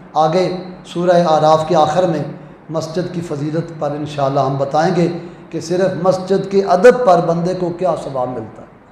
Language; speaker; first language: Urdu; non-native, local second language; Punjabi